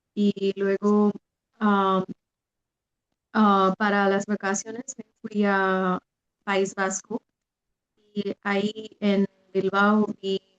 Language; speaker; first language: Spanish; non-native, fluent; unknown